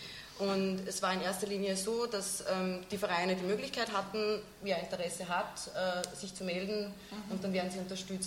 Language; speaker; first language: German; native; German